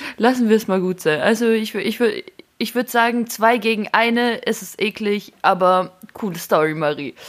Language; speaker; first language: German; early bilingual, other home language; Russian